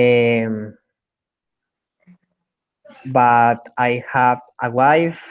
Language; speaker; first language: English; non-native, learner; Spanish